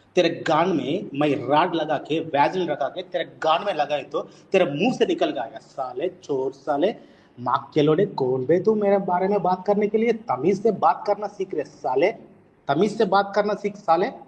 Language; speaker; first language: Hindi; non-native, local second language; Telugu